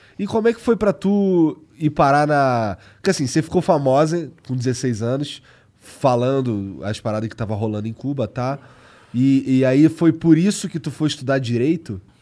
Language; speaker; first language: Portuguese; native; Portuguese